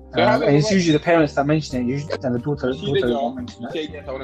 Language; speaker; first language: English; native; English